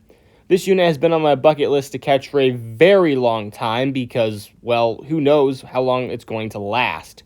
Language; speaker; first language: English; native; English